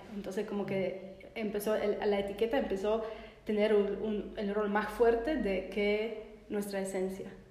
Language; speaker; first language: Spanish; non-native, fluent; Polish